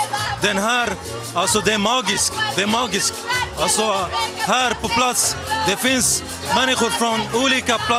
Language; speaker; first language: Swedish; non-native, learner; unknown